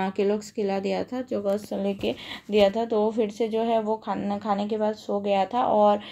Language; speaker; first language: Hindi; non-native, local second language; Bangla